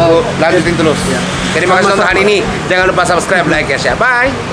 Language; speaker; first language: Indonesian; non-native, fluent; Japanese